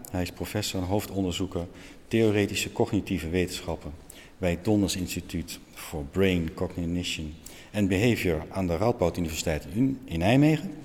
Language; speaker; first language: Dutch; native; Dutch